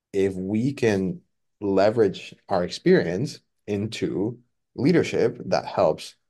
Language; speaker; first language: English; non-native, fluent; Spanish